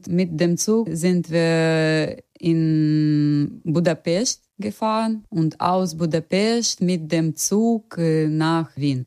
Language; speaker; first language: German; non-native, learner; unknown